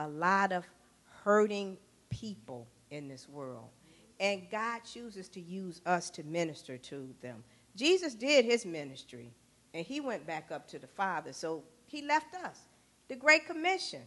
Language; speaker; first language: English; native; English